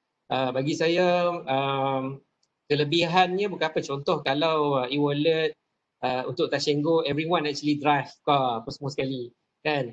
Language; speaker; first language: Malay; native; Malay